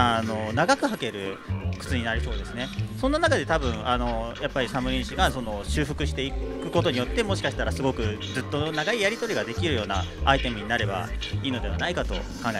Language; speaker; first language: Japanese; native; Japanese